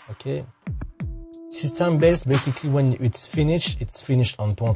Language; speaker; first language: English; non-native, fluent; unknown